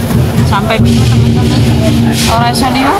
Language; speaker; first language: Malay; non-native, local second language; Javanese